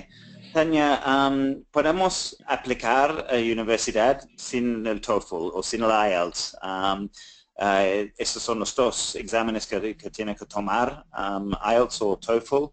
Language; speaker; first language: Spanish; non-native, fluent; English